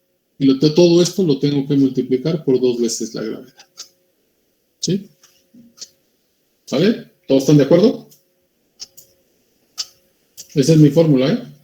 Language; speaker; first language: Spanish; native; Spanish